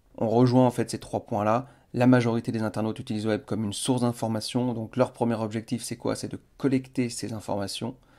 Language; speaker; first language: French; native; French